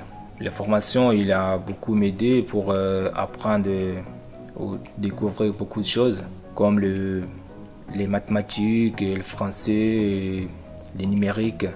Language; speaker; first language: French; non-native, learner; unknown